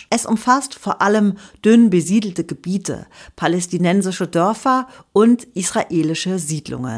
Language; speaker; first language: German; native; German